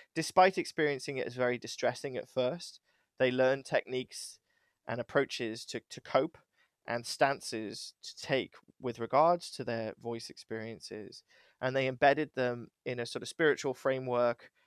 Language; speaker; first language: English; native; English